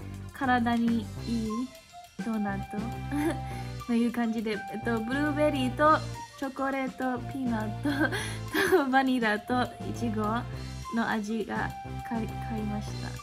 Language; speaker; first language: Japanese; early bilingual, heritage; English